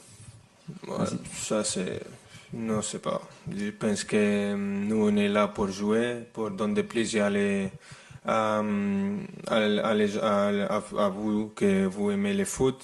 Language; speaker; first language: French; non-native, fluent; Spanish